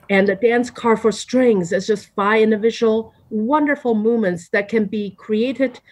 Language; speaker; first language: English; non-native, fluent; Chinese